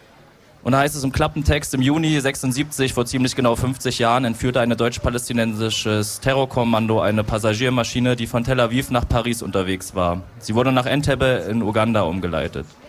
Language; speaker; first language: German; native; German